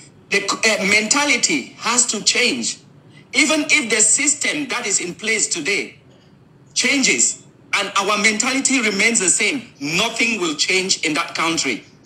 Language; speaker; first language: English; native; English